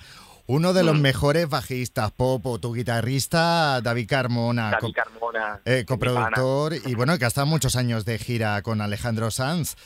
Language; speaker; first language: Spanish; native; Spanish